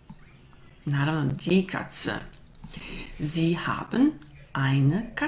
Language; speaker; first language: German; non-native, fluent; Croatian